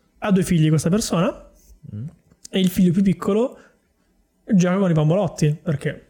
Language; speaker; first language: Italian; native; Italian